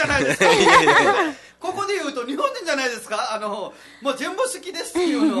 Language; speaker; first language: Japanese; non-native, fluent; Nepali